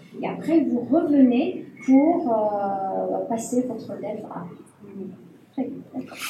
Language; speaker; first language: French; non-native, fluent; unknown